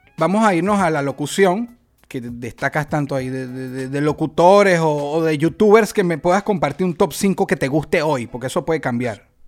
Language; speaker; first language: Spanish; native; Spanish